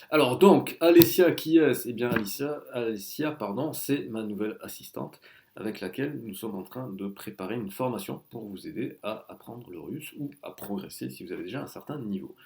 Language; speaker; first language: French; native; French